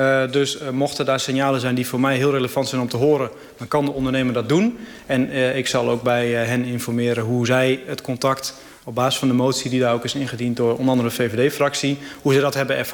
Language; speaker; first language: Dutch; native; Dutch